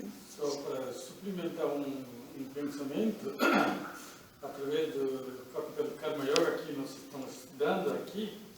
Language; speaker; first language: Portuguese; non-native, learner; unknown